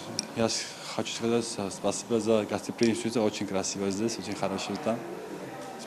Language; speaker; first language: Russian; non-native, learner; Georgian